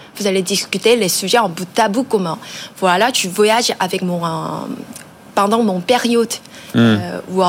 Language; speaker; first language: French; non-native, learner; Korean